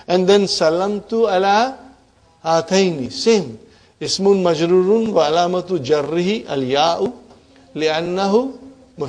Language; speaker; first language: Arabic; non-native, fluent; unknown